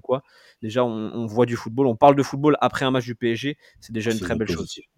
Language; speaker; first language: French; native; French